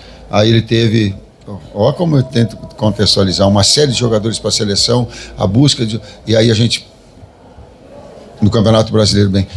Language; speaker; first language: Portuguese; native; Portuguese